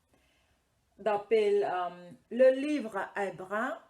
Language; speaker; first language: French; non-native, fluent; Khmer